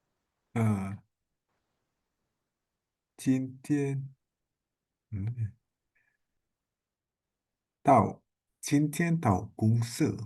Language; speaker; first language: Chinese; non-native, learner; Indonesian